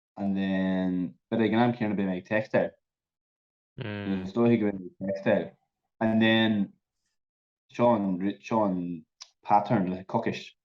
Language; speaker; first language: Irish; non-native, local second language; English